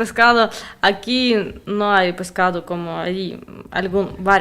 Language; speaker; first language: Spanish; non-native, learner; Russian